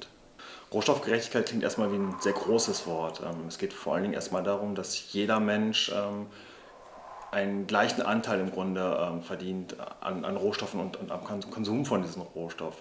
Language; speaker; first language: German; native; German